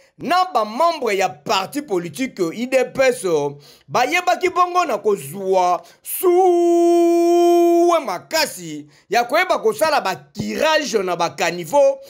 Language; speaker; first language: Lingala; native; Lingala